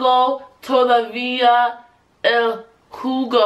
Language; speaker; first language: Spanish; non-native, learner; English